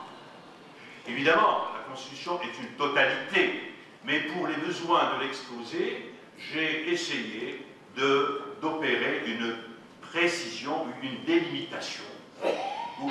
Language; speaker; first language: French; non-native, local second language; Arabic